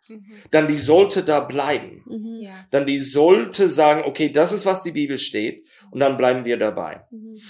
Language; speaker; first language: German; non-native, learner; English